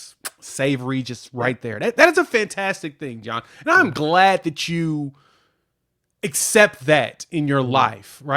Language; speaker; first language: English; native; English